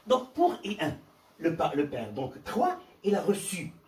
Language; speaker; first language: French; non-native, local second language; Arabic